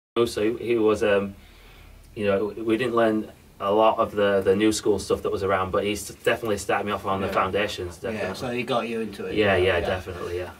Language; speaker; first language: English; native; English